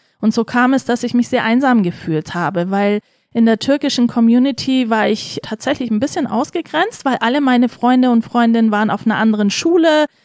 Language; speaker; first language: German; early bilingual, other home language; Turkish